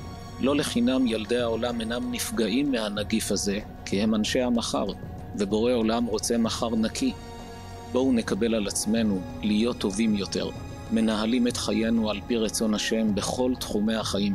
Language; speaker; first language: Hebrew; native; Hebrew